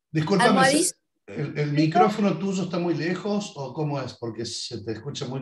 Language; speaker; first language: Spanish; native; Spanish